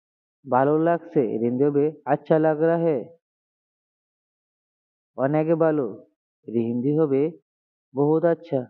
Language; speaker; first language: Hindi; non-native, learner; Bangla